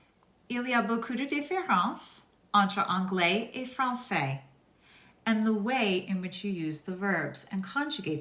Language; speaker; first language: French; non-native, fluent; English